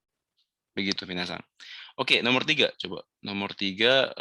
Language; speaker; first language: Indonesian; native; Indonesian